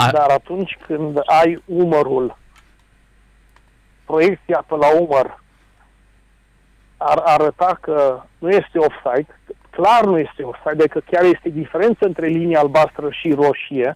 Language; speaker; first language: Romanian; native; Romanian